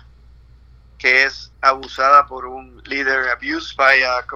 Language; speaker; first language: English; non-native, fluent; Spanish